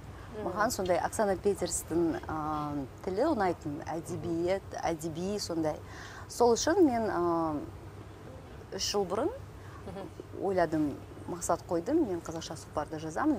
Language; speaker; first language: Kazakh; non-native, local second language; Russian